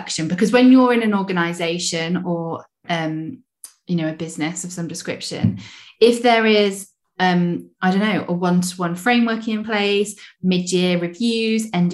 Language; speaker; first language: English; native; English